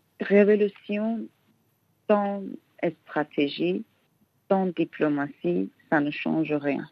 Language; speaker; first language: French; non-native, learner; Persian